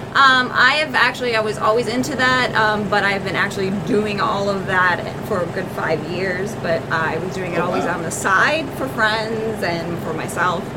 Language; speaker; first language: English; native; English